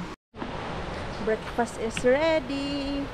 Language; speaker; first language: English; non-native, local second language; Filipino